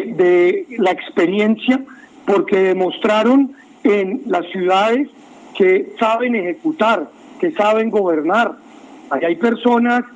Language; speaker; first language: Spanish; native; Spanish